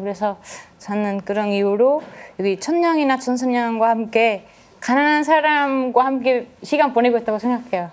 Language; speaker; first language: Korean; non-native, fluent; Spanish